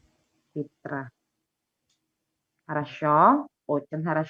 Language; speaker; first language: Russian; non-native, fluent; Indonesian